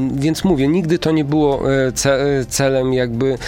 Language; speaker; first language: Polish; native; Polish